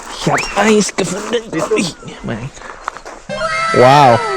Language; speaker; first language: German; non-native, fluent; Thai